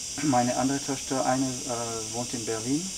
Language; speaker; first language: German; non-native, fluent; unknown